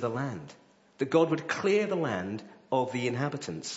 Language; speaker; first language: English; native; English